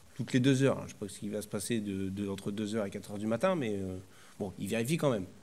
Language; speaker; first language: French; native; French